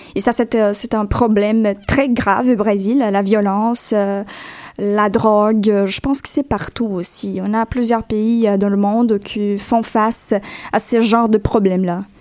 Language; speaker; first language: French; non-native, fluent; Portuguese